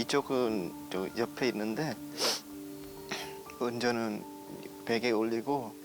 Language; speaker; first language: Korean; non-native, learner; Vietnamese